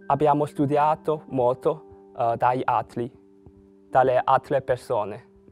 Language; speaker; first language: Italian; non-native, learner; Chinese